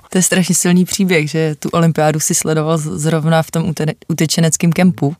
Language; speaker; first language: Czech; native; Czech